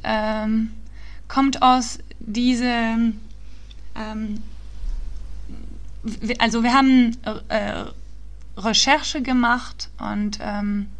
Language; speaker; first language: German; early bilingual, heritage; German